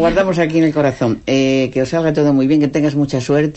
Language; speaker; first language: Spanish; native; Spanish